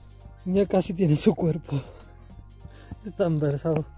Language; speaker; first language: Spanish; non-native, learner; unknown